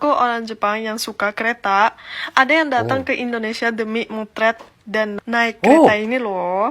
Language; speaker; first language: Indonesian; non-native, learner; Japanese